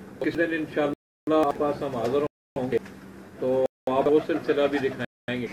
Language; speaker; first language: Urdu; non-native, local second language; Punjabi